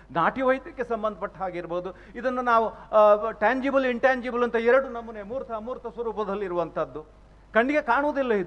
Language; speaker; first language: Kannada; native; Kannada